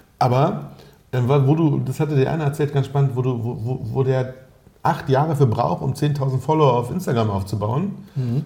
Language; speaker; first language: German; native; German